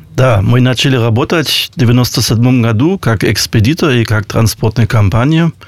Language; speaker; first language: Russian; non-native, fluent; German